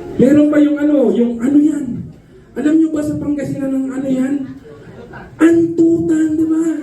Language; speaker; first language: Filipino; native; Filipino